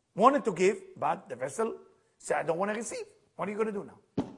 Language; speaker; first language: English; non-native, fluent; Hebrew